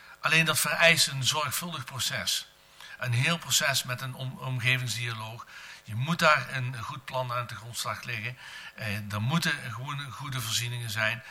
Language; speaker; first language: Dutch; native; Dutch